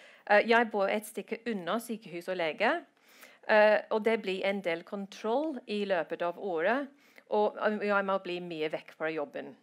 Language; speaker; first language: Norwegian; non-native, fluent; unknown